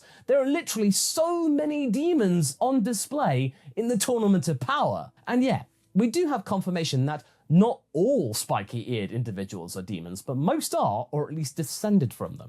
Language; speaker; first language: English; native; English